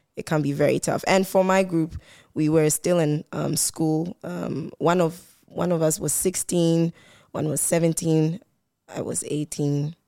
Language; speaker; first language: English; non-native, local second language; Ewe